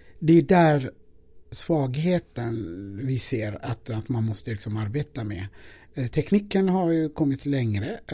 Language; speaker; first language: Swedish; non-native, fluent; Amharic